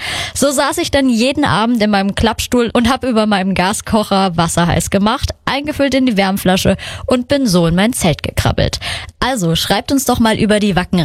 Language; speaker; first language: German; native; German